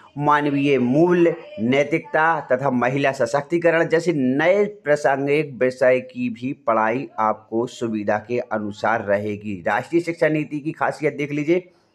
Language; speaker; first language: Hindi; native; Hindi